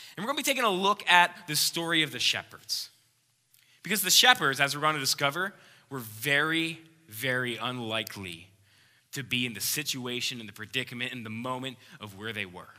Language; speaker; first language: English; native; English